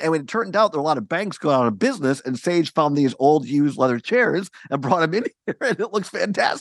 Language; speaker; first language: English; native; English